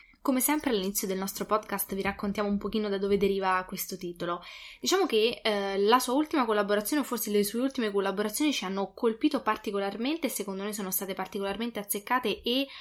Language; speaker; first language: Italian; native; Italian